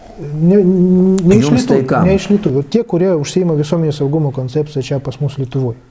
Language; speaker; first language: Lithuanian; non-native, local second language; Russian